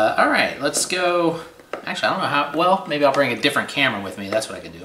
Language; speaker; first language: English; native; English